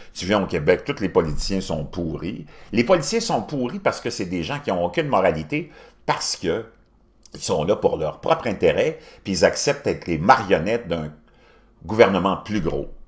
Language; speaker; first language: French; native; French